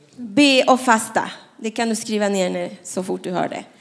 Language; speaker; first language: Swedish; non-native, fluent; Spanish